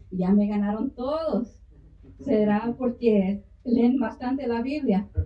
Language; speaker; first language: Spanish; early bilingual, heritage; Spanish